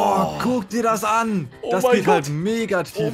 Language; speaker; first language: German; native; German